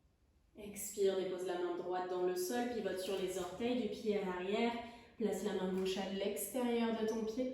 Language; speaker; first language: French; native; French